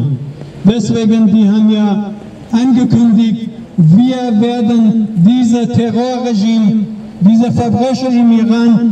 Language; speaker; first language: German; non-native, learner; Persian